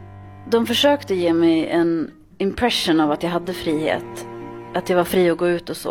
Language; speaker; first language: Swedish; early bilingual, other home language; Arabic